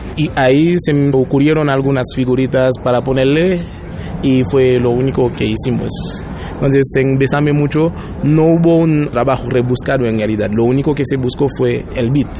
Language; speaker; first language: Spanish; non-native, fluent; Haitian Creole